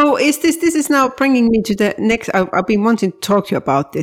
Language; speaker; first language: English; non-native, fluent; Finnish